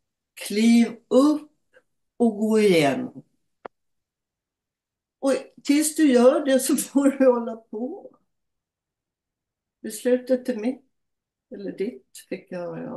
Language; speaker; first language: Swedish; native; Swedish